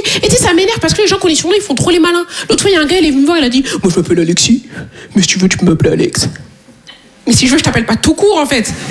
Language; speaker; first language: French; native; French